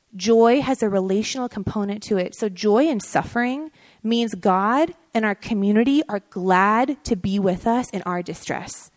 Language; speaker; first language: English; early bilingual, other home language; Persian